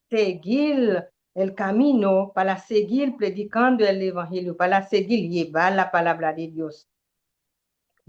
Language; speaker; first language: Spanish; non-native, learner; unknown